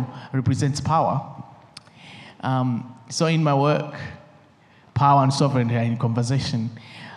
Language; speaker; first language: English; non-native, local second language; Nyanja